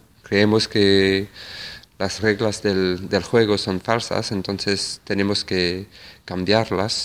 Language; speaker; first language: Spanish; non-native, fluent; French